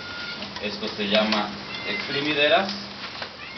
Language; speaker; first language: Spanish; native; Spanish